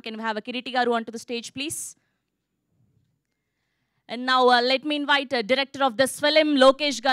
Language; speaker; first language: Telugu; native; Telugu